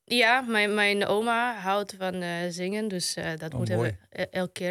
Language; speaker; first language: Dutch; non-native, fluent; Polish